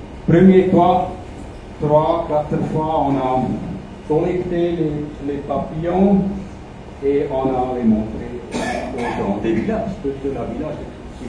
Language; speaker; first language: French; non-native, fluent; German